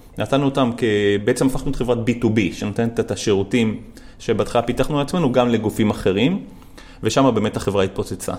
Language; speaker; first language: Hebrew; native; Hebrew